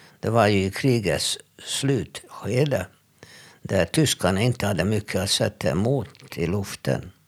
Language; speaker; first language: Swedish; non-native, fluent; Hungarian